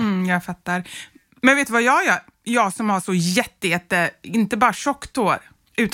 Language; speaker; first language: Swedish; native; Swedish